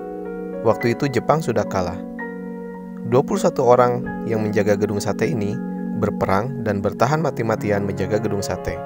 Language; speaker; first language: Indonesian; native; Indonesian